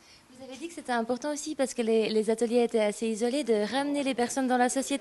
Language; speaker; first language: French; native; French